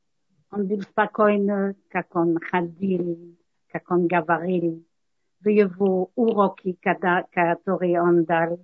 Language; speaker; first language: Russian; non-native, learner; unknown